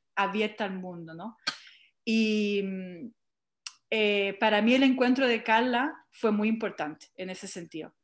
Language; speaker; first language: Spanish; early bilingual, heritage; English